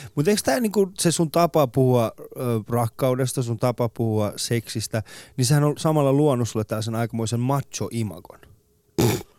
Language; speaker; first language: Finnish; early bilingual, other home language; Persian